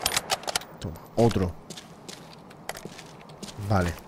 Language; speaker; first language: Spanish; native; Spanish